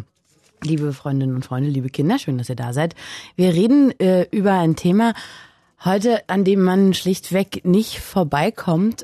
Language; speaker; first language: German; native; German